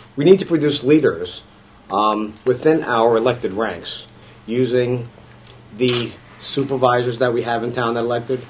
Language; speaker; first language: English; native; English